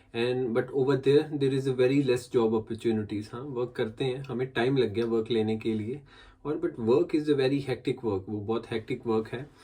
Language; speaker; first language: Hindi; native; Hindi